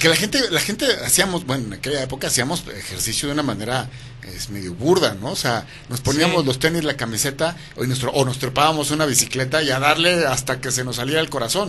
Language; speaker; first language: Spanish; native; Spanish